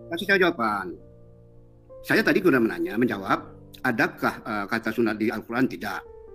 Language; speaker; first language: Indonesian; native; Indonesian